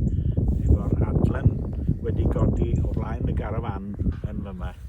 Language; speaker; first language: Welsh; native; Welsh